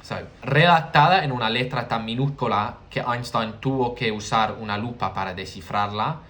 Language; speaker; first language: Spanish; non-native, learner; English